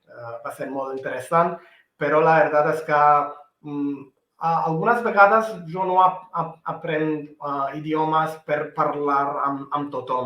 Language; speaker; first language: Catalan; non-native, fluent; Italian